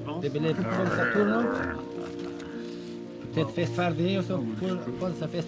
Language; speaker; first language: Norwegian; non-native, learner; Russian